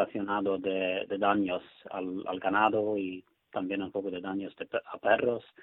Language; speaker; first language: Spanish; non-native, fluent; Swedish